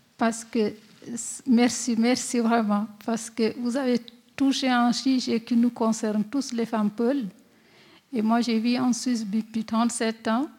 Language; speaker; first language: French; non-native, local second language; Fula